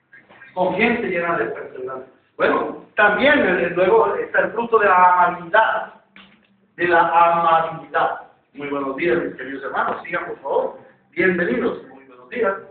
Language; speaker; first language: Spanish; native; Spanish